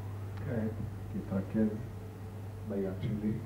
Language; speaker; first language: Hebrew; native; Hebrew